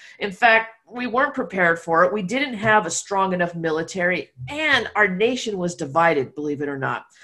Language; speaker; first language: English; native; English